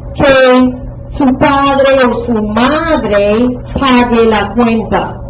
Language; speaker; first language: Spanish; non-native, fluent; English